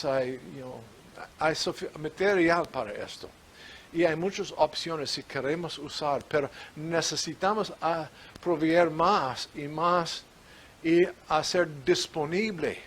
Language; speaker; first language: Spanish; non-native, fluent; English